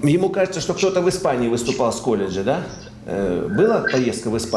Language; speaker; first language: Russian; non-native, fluent; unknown